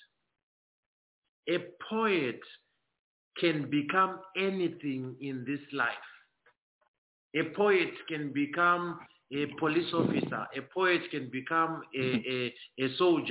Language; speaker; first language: English; non-native, local second language; Shona